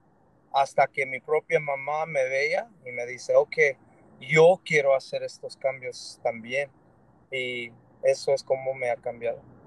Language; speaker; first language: Spanish; early bilingual, heritage; Spanish